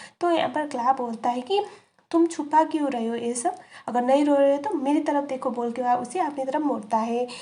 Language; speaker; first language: Hindi; native; Hindi